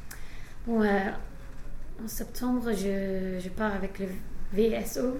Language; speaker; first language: French; non-native, fluent; English